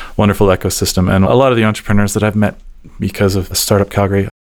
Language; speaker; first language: English; native; English